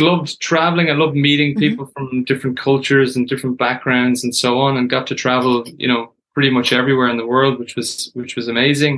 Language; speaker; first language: English; native; English